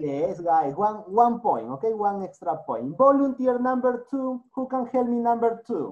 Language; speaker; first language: English; non-native, learner; Spanish